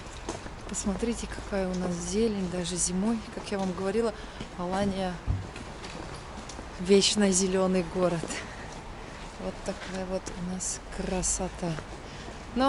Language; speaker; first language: Russian; native; Russian